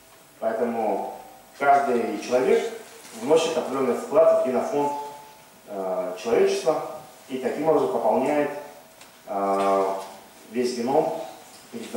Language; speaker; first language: Russian; native; Russian